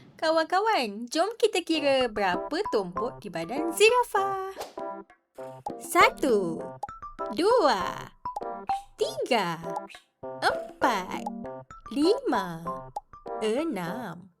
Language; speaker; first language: Malay; native; Malay